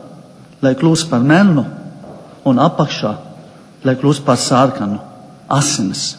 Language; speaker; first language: Latvian; non-native, fluent; Arabic